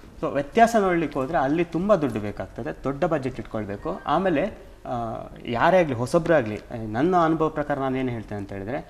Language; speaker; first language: Kannada; native; Kannada